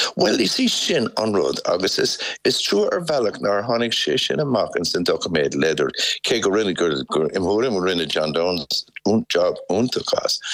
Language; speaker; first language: Irish; native; Irish